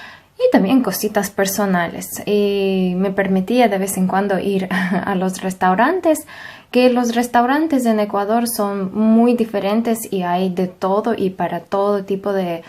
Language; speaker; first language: Spanish; non-native, fluent; Russian